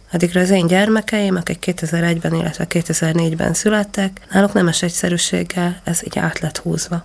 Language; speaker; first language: Hungarian; native; Hungarian